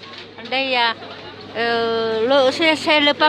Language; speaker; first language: French; non-native, fluent; Vietnamese